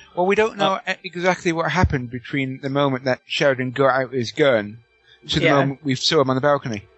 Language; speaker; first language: English; native; English